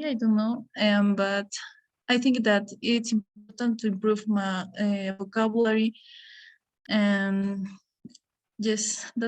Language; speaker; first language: English; non-native, learner; Spanish